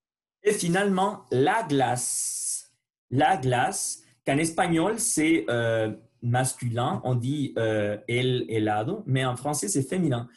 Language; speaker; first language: French; non-native, learner; Spanish